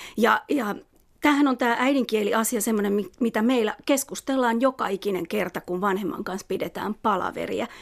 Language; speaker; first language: Finnish; native; Finnish